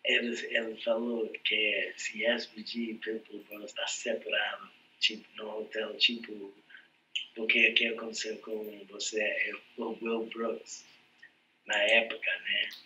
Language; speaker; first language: Portuguese; non-native, fluent; English